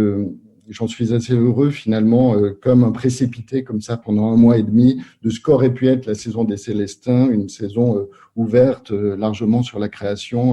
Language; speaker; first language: French; native; French